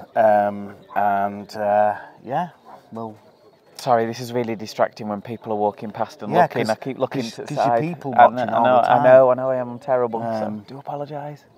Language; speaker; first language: English; native; English